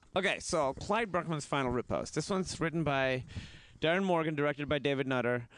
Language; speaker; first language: English; non-native, local second language; Urdu